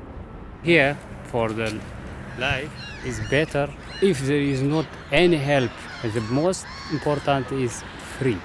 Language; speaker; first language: English; non-native, learner; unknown